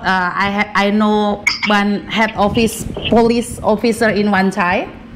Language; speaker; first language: English; non-native, learner; Javanese